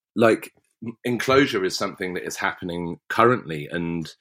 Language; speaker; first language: English; native; English